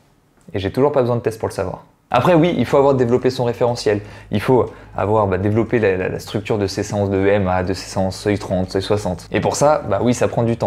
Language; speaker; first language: French; native; French